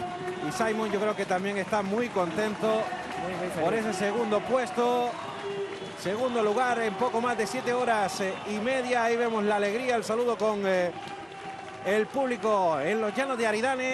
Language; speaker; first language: Spanish; native; Spanish